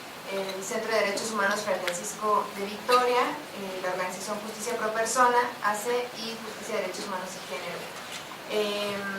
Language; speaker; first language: Spanish; native; Spanish